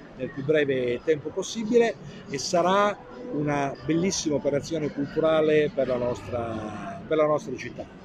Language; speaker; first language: Italian; native; Italian